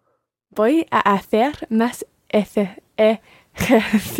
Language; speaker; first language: Spanish; non-native, learner; English